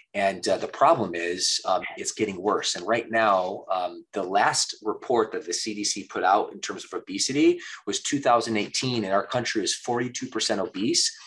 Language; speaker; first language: English; native; English